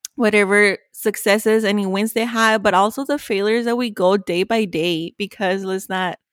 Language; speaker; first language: English; early bilingual, other home language; Spanish